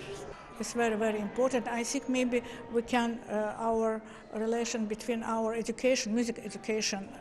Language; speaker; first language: English; non-native, learner; Azerbaijani